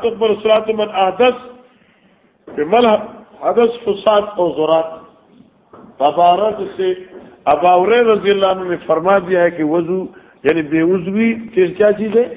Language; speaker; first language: Urdu; non-native, local second language; Northern Hindko